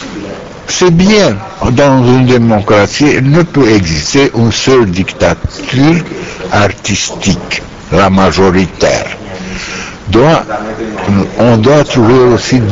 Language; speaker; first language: French; non-native, learner; Romanian